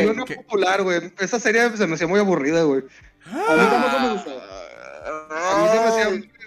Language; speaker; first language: Spanish; native; Spanish